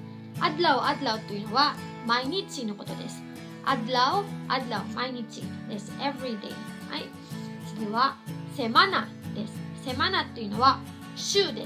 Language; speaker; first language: Japanese; non-native, fluent; Cebuano